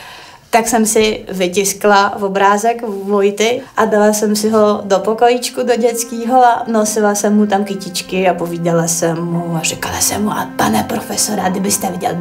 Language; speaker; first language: Czech; native; Czech